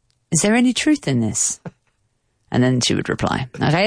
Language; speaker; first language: English; native; English